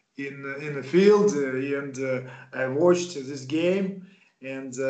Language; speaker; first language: English; non-native, learner; Russian